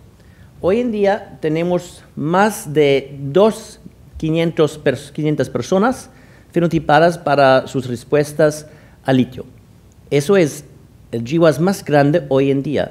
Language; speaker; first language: Spanish; non-native, fluent; German